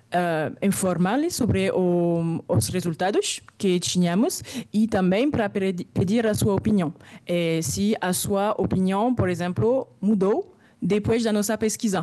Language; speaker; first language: Portuguese; non-native, fluent; French